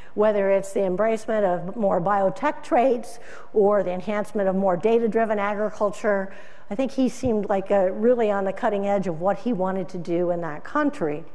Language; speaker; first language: English; native; English